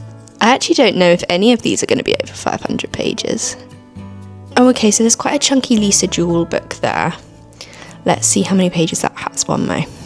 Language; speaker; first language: English; native; English